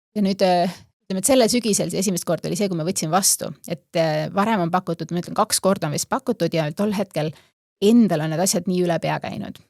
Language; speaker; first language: Estonian; native; Estonian